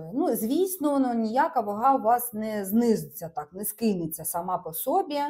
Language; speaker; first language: Ukrainian; non-native, local second language; Russian